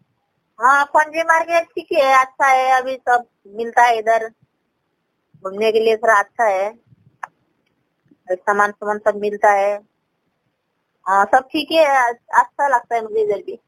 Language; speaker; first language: Hindi; non-native, local second language; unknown